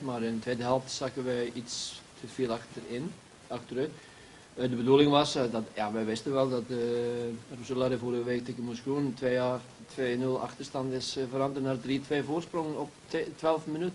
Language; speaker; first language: Dutch; non-native, fluent; Icelandic